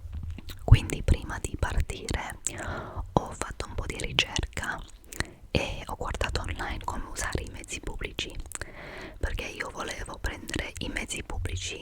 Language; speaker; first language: Italian; non-native, fluent; English